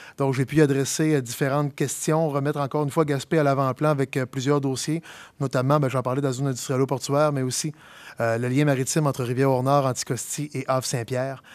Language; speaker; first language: French; native; French